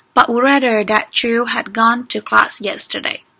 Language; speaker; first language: English; non-native, fluent; Vietnamese